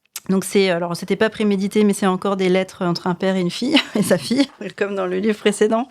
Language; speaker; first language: French; native; French